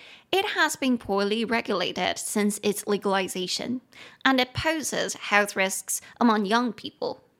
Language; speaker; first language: English; non-native, fluent; Chinese